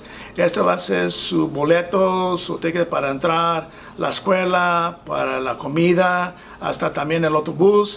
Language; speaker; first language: Spanish; non-native, fluent; English